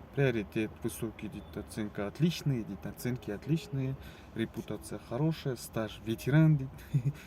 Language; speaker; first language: Russian; non-native, local second language; Kazakh